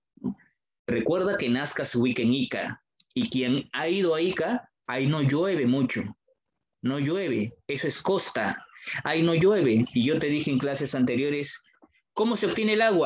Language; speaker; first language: Spanish; native; Spanish